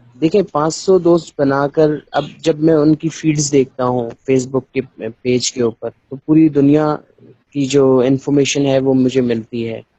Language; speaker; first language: Urdu; native; Urdu